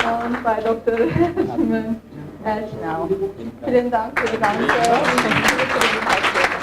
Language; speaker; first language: German; non-native, fluent; Turkish